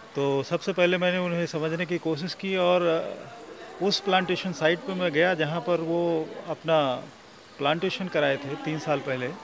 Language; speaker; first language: Hindi; native; Hindi